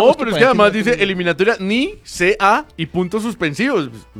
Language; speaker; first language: Spanish; native; Spanish